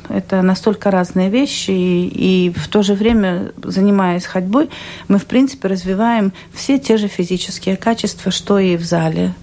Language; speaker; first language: Russian; native; Russian